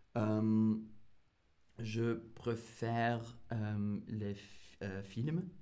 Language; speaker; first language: French; non-native, learner; English